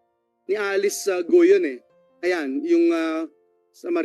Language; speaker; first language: Filipino; native; Filipino